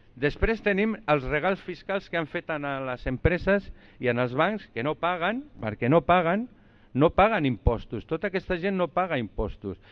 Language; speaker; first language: Catalan; non-native, local second language; Spanish